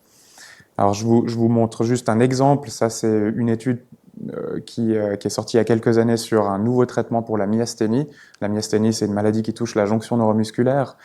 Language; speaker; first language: French; native; French